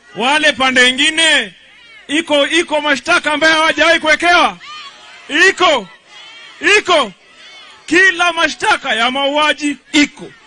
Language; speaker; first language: Swahili; native; Swahili